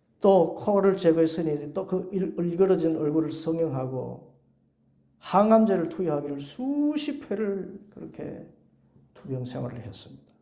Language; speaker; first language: Korean; native; Korean